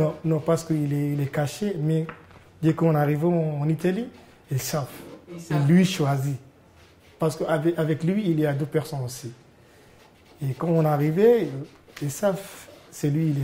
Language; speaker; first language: French; non-native, learner; Arabic